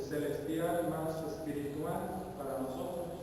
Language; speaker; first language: Spanish; native; Spanish